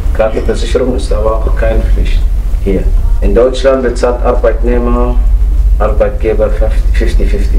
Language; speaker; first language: German; non-native, fluent; Arabic